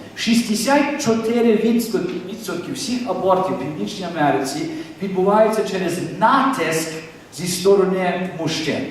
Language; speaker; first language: Ukrainian; early bilingual, heritage; Ukrainian